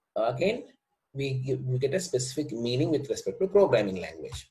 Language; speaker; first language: English; non-native, local second language; Kannada